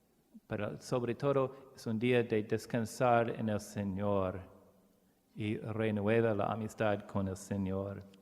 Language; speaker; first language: Spanish; non-native, learner; English